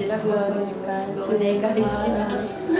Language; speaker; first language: Japanese; non-native, learner; Korean